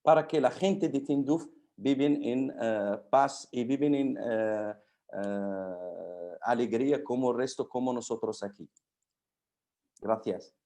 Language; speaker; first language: Spanish; non-native, fluent; Arabic